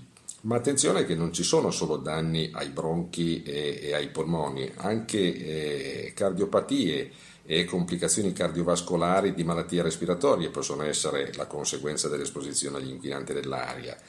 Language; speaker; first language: Italian; native; Italian